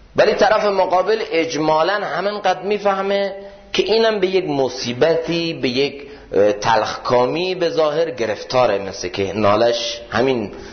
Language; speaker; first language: Persian; native; Persian